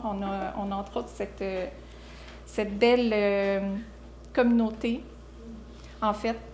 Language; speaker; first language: French; native; French